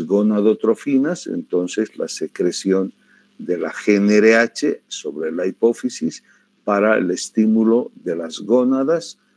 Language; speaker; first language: Spanish; native; Spanish